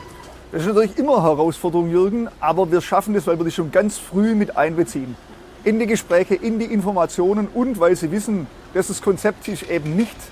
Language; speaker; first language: German; native; German